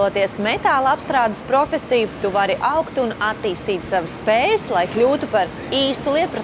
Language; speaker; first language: Latvian; native; Latvian